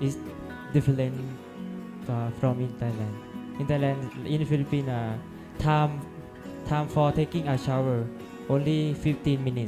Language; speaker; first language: English; non-native, learner; Thai